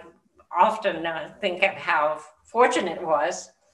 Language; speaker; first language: English; native; English